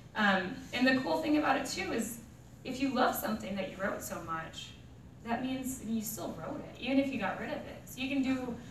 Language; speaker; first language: English; native; English